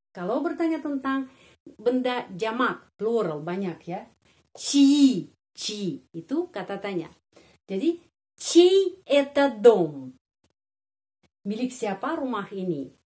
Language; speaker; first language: Indonesian; non-native, fluent; Russian